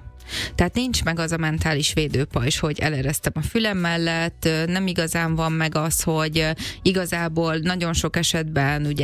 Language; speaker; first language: Hungarian; native; Hungarian